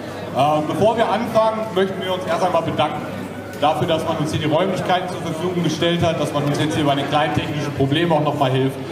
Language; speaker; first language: German; native; German